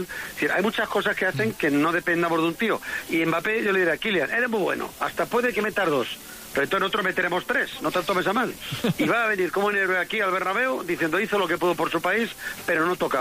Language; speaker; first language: Spanish; native; Spanish